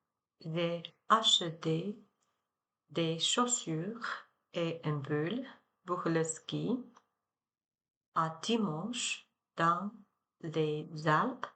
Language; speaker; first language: French; non-native, learner; Chinese